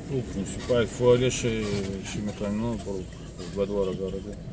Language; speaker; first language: French; non-native, learner; Polish